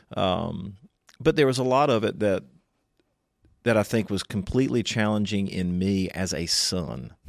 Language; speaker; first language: English; native; English